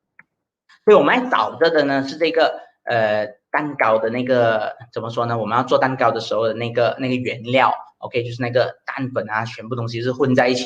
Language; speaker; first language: Chinese; native; Chinese